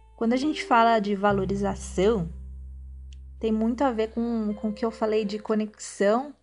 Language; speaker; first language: Portuguese; native; Portuguese